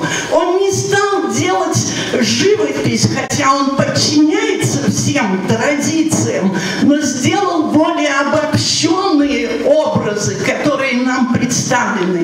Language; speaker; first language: Russian; native; Russian